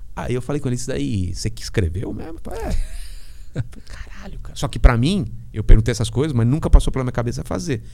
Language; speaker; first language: Portuguese; native; Portuguese